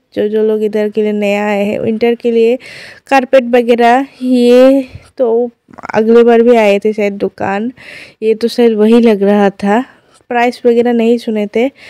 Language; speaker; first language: Hindi; non-native, local second language; Assamese